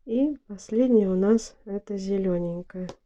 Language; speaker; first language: Russian; native; Russian